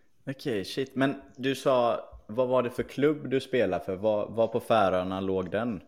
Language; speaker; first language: Swedish; native; Swedish